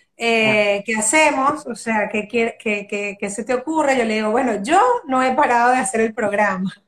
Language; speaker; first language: Spanish; native; Spanish